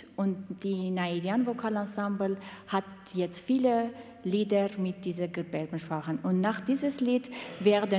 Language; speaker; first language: German; non-native, learner; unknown